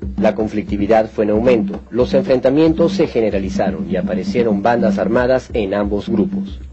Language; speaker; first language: Spanish; native; Spanish